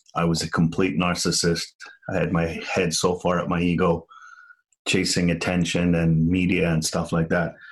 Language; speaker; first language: English; native; English